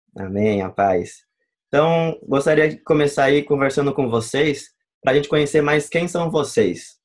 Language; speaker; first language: Portuguese; native; Portuguese